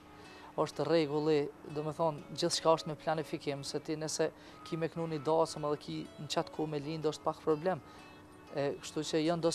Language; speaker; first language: Albanian; native; Albanian